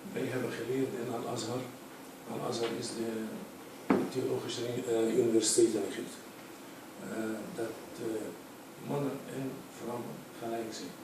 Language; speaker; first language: Dutch; non-native, fluent; Arabic